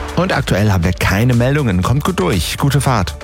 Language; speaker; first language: German; native; German